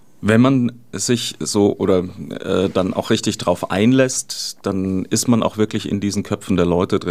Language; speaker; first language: German; native; German